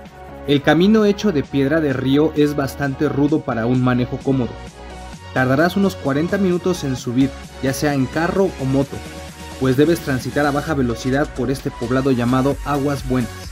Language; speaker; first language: Spanish; native; Spanish